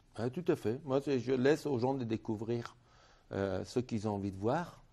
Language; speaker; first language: French; non-native, fluent; Persian